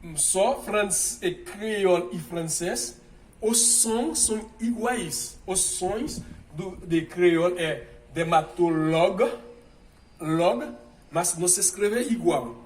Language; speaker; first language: Portuguese; non-native, fluent; Haitian Creole